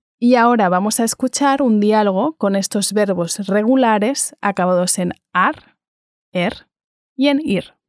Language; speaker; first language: Spanish; native; Spanish